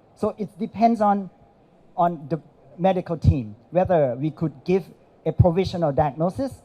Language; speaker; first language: English; non-native, fluent; Thai